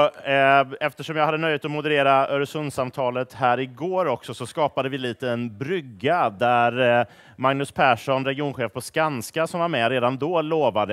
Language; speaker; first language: Swedish; native; Swedish